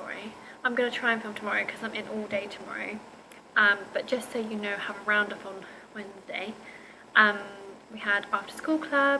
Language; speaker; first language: English; native; English